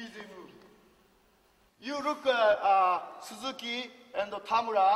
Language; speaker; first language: English; non-native, learner; Japanese